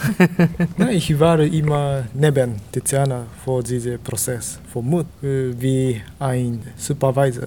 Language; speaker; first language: German; non-native, learner; Japanese